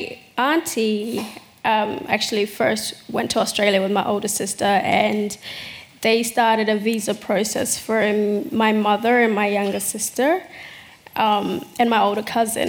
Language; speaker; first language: English; early bilingual, other home language; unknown